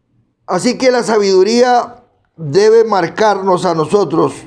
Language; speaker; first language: Spanish; native; Spanish